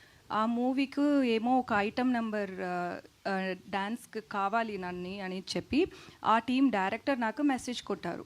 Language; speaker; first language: Telugu; non-native, learner; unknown